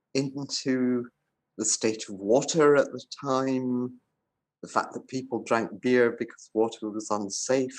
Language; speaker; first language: English; native; English